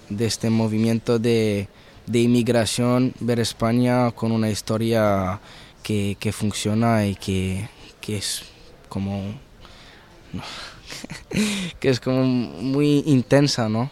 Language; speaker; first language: Spanish; early bilingual, heritage; Arabic